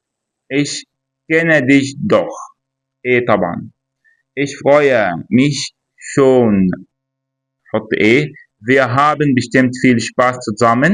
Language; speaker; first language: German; non-native, fluent; Arabic